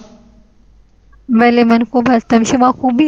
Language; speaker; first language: Persian; non-native, learner; Urdu